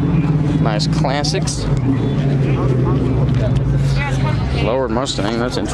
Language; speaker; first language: English; native; English